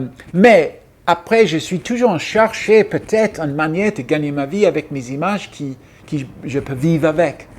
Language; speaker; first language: French; non-native, fluent; English